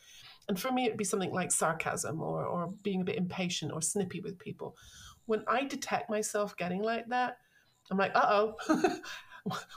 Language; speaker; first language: English; native; English